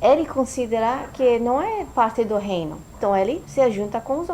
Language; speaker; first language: Portuguese; non-native, fluent; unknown